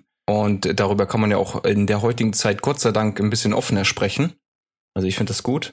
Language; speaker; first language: German; native; German